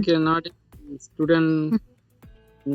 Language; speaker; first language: English; non-native, learner; Santali